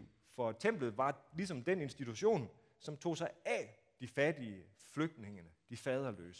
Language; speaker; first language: Danish; native; Danish